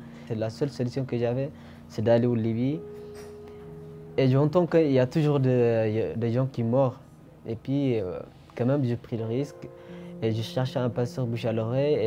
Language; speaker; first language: French; non-native, fluent; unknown